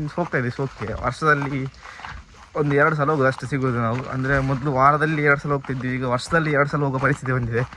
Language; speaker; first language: Kannada; non-native, local second language; Tulu